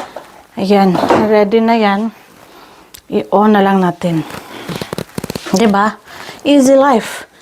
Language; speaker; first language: Filipino; native; Filipino